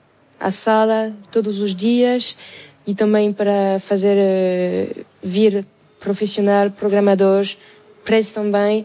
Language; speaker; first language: Portuguese; non-native, fluent; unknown